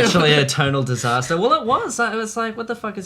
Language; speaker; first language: English; native; English